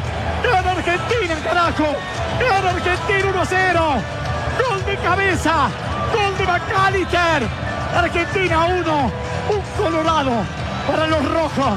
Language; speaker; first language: Spanish; native; Spanish